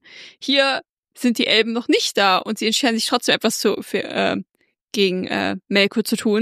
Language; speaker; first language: German; native; German